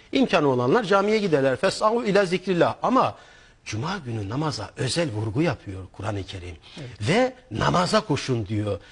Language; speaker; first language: Turkish; native; Turkish